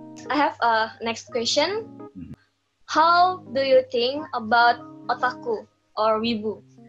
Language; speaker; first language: English; non-native, learner; Indonesian